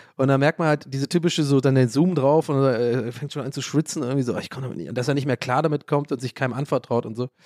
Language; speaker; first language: German; early bilingual, other home language; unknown